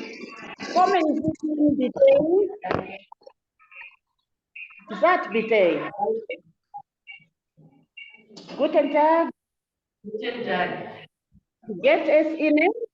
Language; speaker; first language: German; non-native, learner; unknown